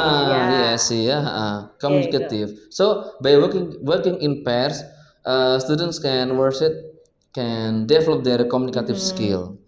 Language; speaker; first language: English; non-native, learner; Indonesian